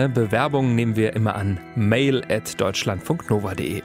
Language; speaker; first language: German; native; German